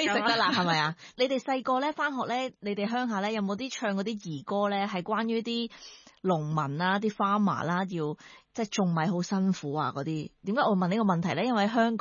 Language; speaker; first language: Cantonese; native; Cantonese